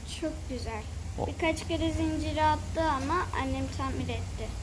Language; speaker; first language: Turkish; early bilingual, heritage; Turkish